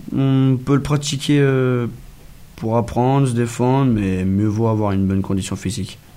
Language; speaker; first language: French; native; French